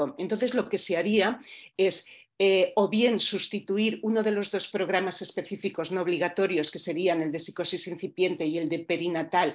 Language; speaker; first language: Spanish; native; Spanish